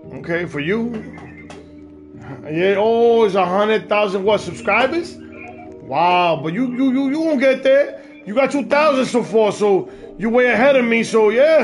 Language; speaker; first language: English; early bilingual, other home language; Spanish